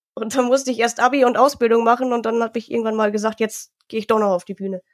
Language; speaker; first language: German; native; German